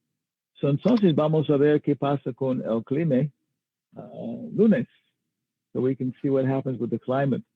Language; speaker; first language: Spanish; non-native, learner; English